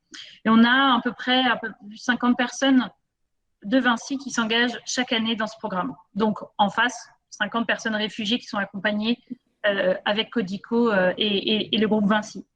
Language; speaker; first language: French; native; French